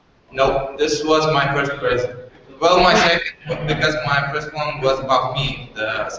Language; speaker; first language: English; non-native, fluent; Lithuanian